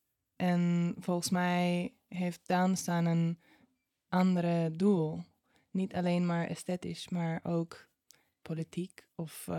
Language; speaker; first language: Dutch; non-native, fluent; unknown